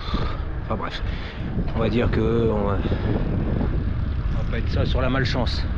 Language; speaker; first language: French; native; French